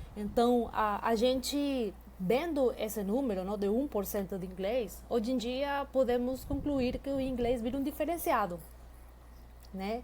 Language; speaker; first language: Portuguese; non-native, fluent; Spanish